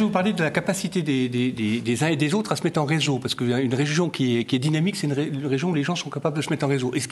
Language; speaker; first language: French; native; French